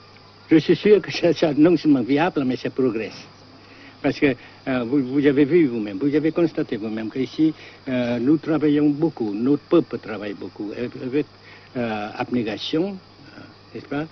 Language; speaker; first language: French; non-native, fluent; Vietnamese